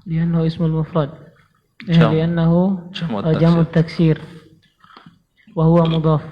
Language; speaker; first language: Arabic; non-native, learner; Indonesian